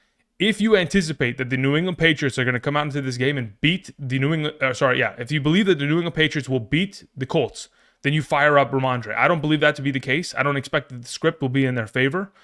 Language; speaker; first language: English; native; English